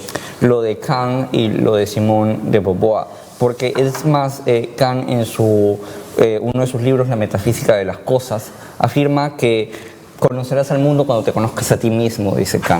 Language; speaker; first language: Spanish; native; Spanish